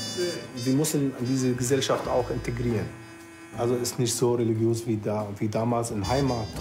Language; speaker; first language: German; non-native, fluent; Arabic